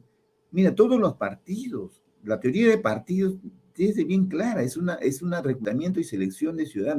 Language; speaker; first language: Spanish; native; Spanish